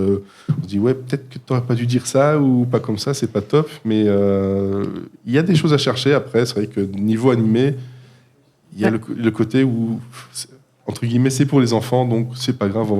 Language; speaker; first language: French; native; French